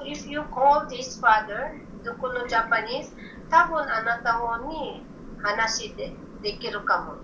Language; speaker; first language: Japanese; non-native, learner; Filipino